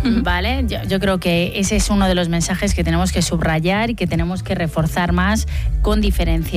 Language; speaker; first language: Spanish; native; Spanish